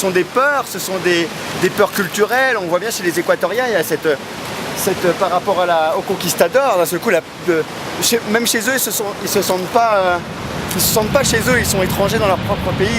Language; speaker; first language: French; native; French